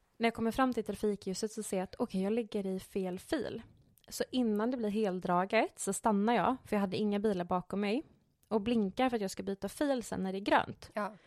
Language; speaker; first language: Swedish; native; Swedish